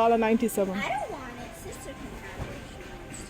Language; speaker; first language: English; native; English